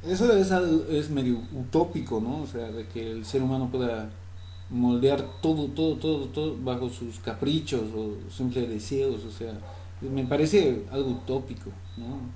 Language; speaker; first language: Spanish; native; Spanish